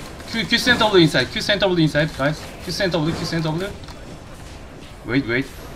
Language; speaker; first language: English; non-native, learner; Korean